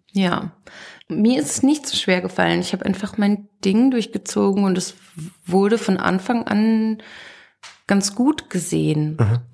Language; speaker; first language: German; native; German